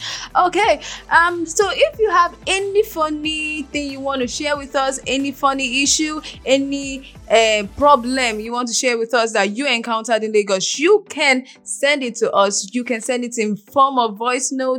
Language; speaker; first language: English; non-native, local second language; Yoruba